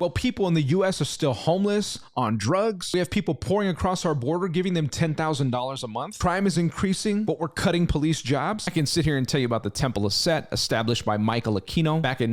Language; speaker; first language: English; native; English